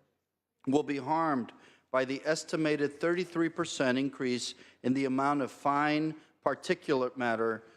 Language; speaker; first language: English; native; English